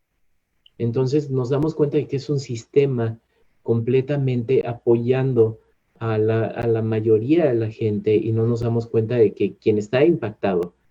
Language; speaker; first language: Spanish; early bilingual, heritage; English